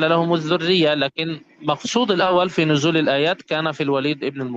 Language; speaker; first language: Arabic; native; Arabic